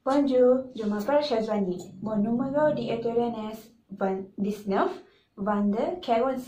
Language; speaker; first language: French; non-native, learner; Malay